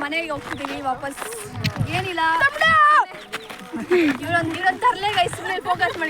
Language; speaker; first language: Kannada; native; Kannada